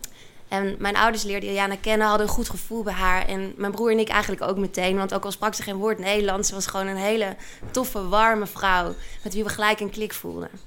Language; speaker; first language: Dutch; native; Dutch